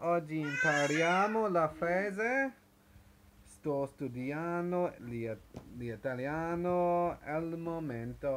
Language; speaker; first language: Italian; non-native, fluent; English